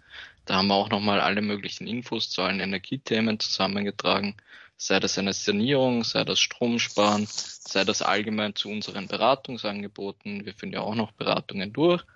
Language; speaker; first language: German; native; German